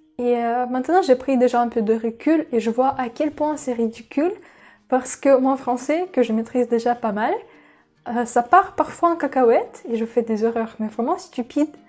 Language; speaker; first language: French; non-native, fluent; Russian